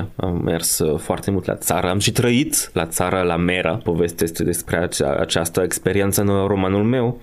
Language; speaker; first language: Romanian; non-native, fluent; French